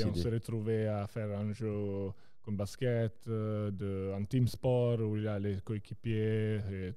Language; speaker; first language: French; non-native, local second language; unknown